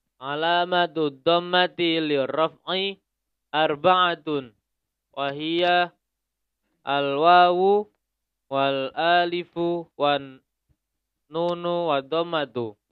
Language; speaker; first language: Arabic; non-native, learner; Indonesian